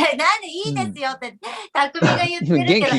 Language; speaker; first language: Japanese; native; Japanese